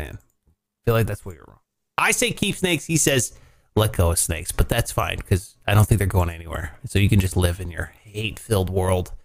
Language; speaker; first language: English; native; English